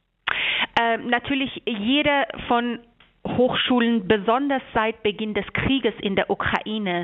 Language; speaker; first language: German; non-native, fluent; Persian